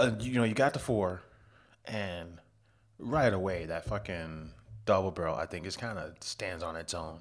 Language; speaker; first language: English; native; English